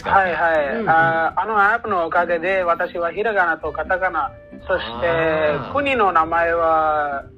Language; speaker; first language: Japanese; non-native, learner; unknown